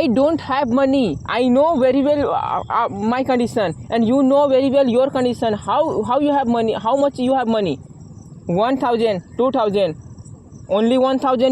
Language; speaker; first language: English; non-native, learner; Hindi